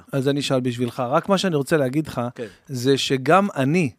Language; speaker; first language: Hebrew; early bilingual, other home language; Arabic